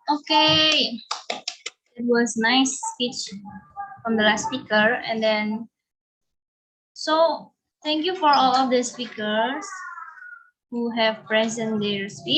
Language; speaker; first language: English; non-native, learner; Indonesian